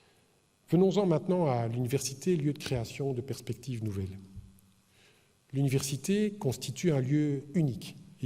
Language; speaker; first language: French; native; French